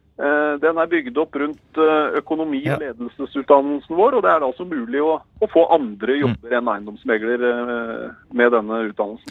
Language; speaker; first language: Norwegian; native; Norwegian